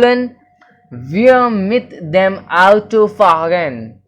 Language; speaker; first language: German; non-native, fluent; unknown